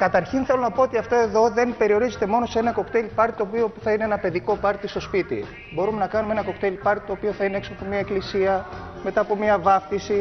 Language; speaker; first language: Greek; native; Greek